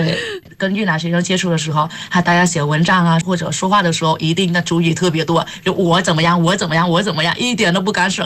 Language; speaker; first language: Chinese; non-native, fluent; Vietnamese